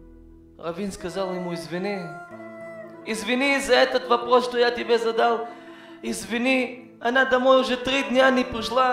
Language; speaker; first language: Russian; non-native, learner; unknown